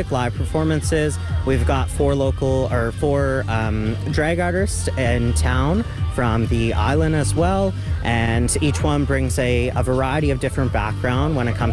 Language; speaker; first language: English; native; English